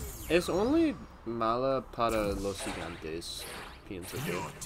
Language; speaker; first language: Spanish; non-native, learner; English